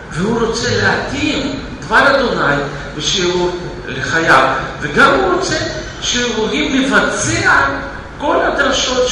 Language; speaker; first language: Hebrew; non-native, fluent; Russian